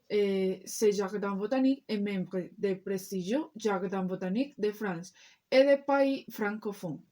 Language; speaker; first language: French; non-native, learner; Spanish